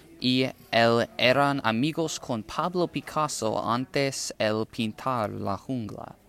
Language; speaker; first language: Spanish; non-native, learner; English